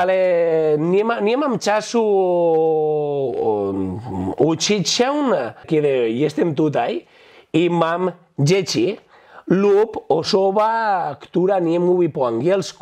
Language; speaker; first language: Polish; non-native, learner; Catalan